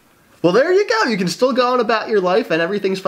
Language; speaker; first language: English; native; English